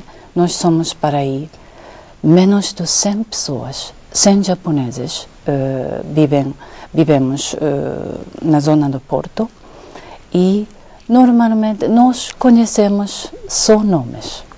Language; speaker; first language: Portuguese; non-native, fluent; Japanese